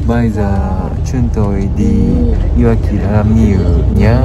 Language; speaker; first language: Vietnamese; non-native, learner; Japanese